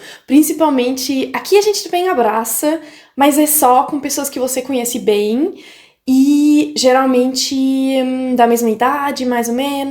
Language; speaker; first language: Portuguese; non-native, fluent; German